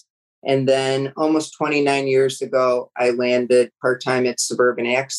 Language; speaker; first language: English; native; English